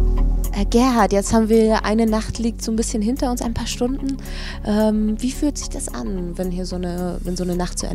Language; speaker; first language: German; native; German